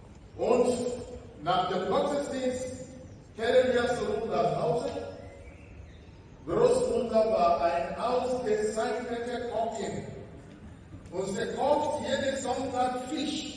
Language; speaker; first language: German; non-native, learner; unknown